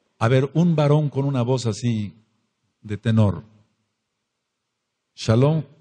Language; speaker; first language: Spanish; native; Spanish